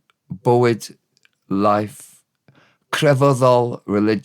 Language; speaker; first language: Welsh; non-native, learner; English